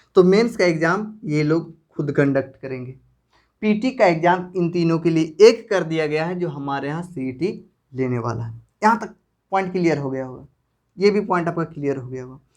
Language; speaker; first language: Hindi; native; Hindi